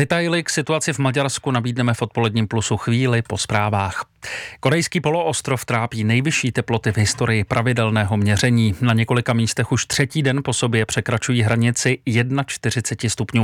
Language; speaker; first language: Czech; native; Czech